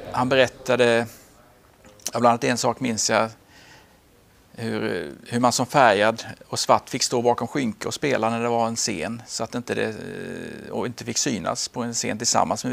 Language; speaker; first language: Swedish; native; Swedish